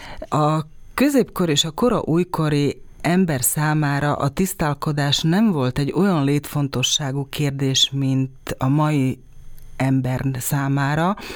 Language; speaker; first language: Hungarian; native; Hungarian